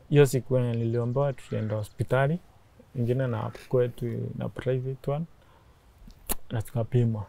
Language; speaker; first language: English; non-native, local second language; Meru